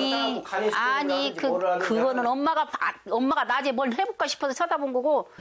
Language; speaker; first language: Korean; native; Korean